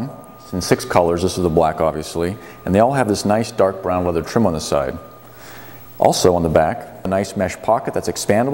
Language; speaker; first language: English; native; English